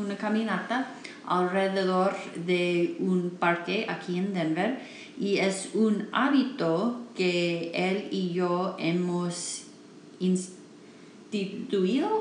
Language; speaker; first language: Spanish; non-native, learner; English